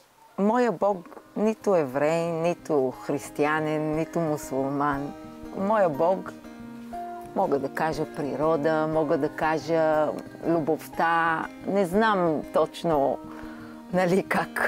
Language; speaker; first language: Bulgarian; non-native, fluent; Hebrew